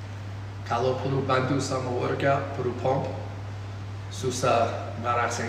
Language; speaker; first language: Indonesian; non-native, fluent; English